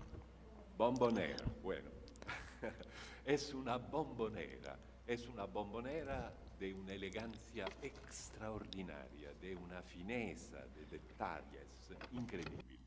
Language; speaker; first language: Spanish; non-native, fluent; Italian